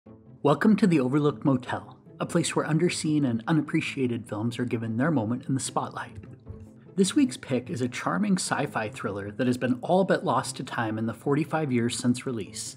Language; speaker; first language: English; native; English